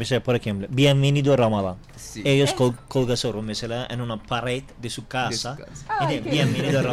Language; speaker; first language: Spanish; non-native, learner; Turkish